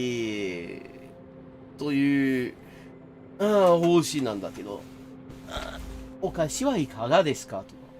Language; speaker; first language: Japanese; non-native, fluent; English